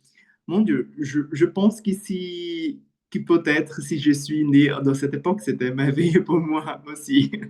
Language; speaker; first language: French; non-native, learner; Portuguese